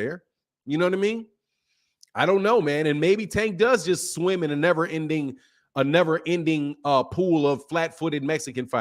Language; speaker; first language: English; native; English